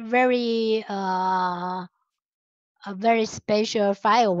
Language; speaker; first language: English; non-native, learner; Chinese